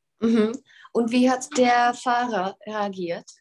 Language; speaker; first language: German; non-native, fluent; Czech